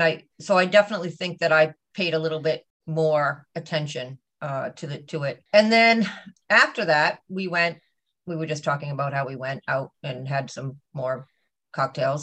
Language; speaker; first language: English; native; English